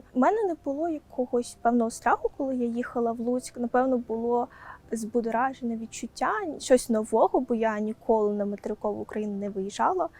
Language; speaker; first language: Ukrainian; non-native, local second language; Crimean Tatar